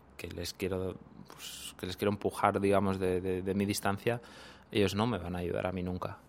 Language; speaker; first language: Spanish; native; Spanish